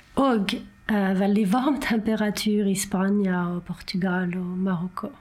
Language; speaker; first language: Norwegian; non-native, fluent; French